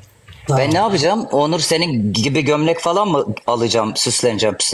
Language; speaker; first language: Turkish; native; Turkish